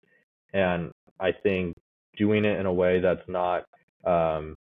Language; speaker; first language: English; native; English